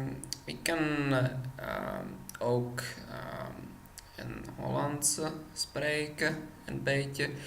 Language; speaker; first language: Dutch; non-native, learner; Czech